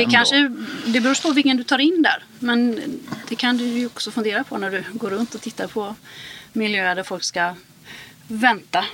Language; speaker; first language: Swedish; native; Swedish